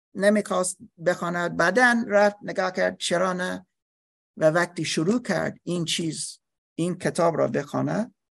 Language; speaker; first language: Persian; non-native, learner; English